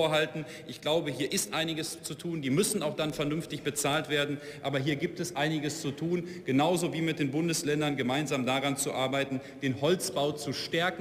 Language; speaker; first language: German; native; German